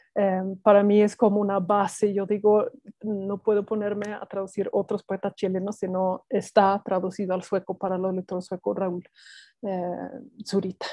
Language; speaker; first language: Spanish; non-native, fluent; Swedish